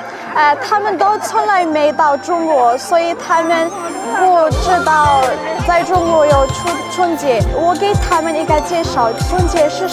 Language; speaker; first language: Chinese; non-native, learner; Arabic